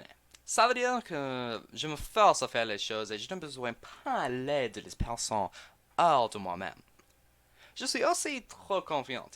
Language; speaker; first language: French; non-native, learner; English